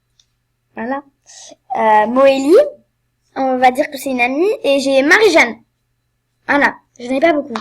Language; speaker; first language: French; native; French